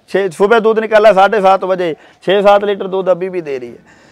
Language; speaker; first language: Hindi; native; Hindi